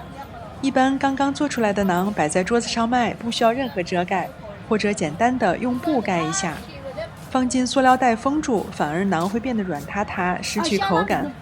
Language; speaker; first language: Chinese; native; Chinese